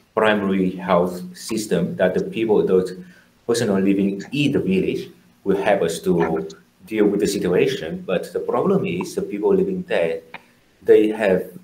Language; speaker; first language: English; non-native, fluent; Vietnamese